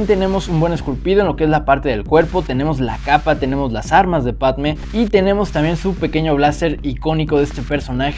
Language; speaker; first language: Spanish; native; Spanish